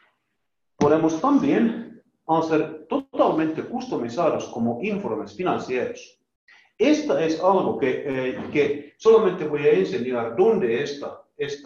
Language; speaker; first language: Spanish; non-native, learner; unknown